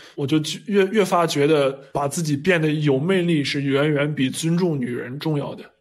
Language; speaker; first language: Chinese; native; Chinese